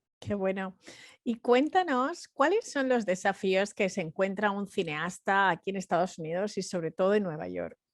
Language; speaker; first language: Spanish; native; Spanish